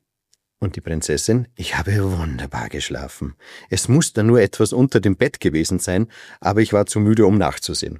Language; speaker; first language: German; native; German